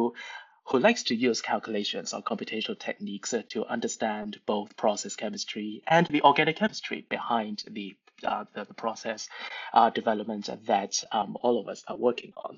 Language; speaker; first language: English; non-native, local second language; Cantonese